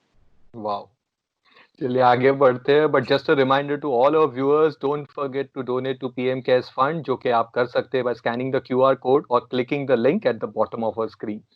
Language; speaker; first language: Hindi; native; Hindi